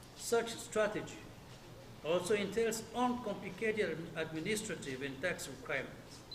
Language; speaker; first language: English; non-native, local second language; French